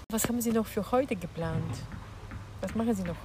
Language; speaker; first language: German; native; German